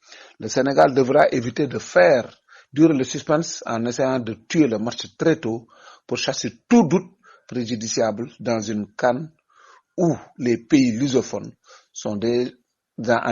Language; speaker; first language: French; non-native, local second language; Wolof